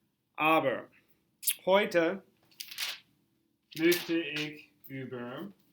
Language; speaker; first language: German; non-native, fluent; English